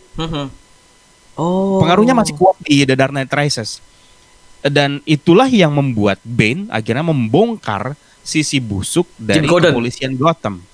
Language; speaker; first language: Indonesian; native; Indonesian